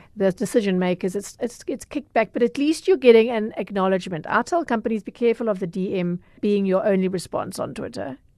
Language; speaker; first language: English; native; English